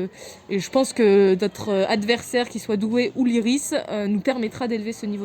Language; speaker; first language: French; native; French